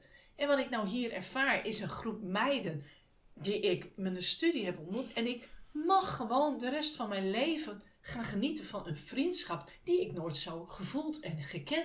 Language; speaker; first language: Dutch; native; Dutch